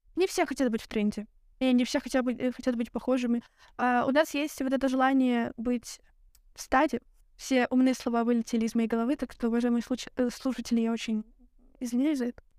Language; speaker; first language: Russian; native; Russian